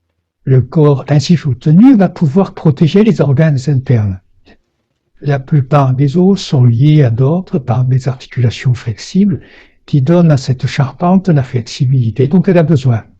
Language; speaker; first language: French; native; French